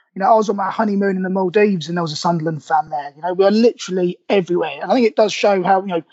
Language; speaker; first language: English; native; English